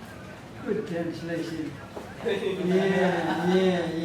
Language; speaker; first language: English; non-native, learner; Indonesian